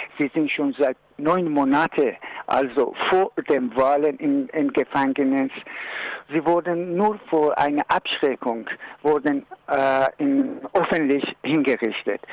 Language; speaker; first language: German; non-native, learner; Persian